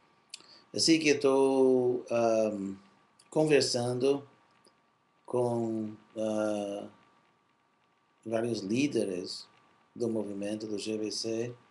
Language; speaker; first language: Portuguese; non-native, fluent; English